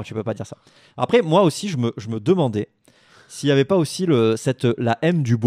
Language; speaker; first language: French; native; French